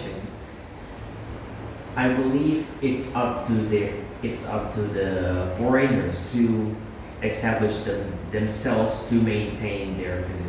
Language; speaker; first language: English; non-native, fluent; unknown